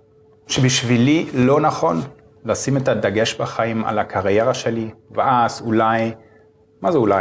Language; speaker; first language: Hebrew; non-native, fluent; German